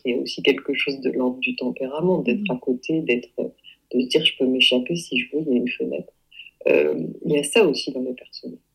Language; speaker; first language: French; native; French